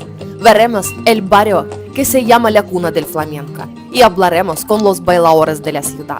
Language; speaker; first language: Spanish; non-native, learner; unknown